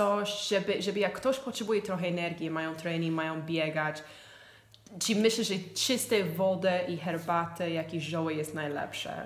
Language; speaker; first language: Polish; non-native, fluent; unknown